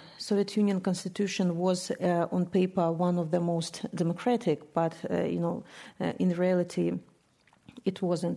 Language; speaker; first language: English; non-native, fluent; Russian